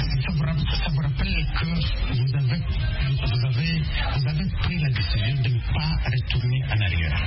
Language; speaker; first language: French; non-native, local second language; Kinyarwanda